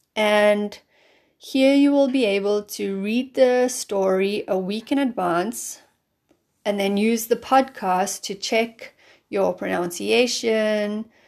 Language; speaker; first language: English; native; English